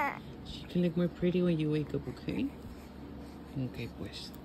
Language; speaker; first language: English; early bilingual, other home language; Spanish